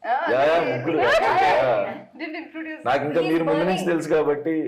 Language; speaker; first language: Telugu; native; Telugu